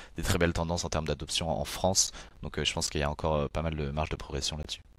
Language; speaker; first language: French; native; French